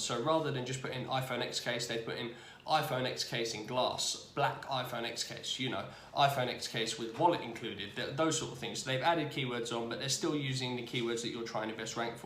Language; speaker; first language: English; native; English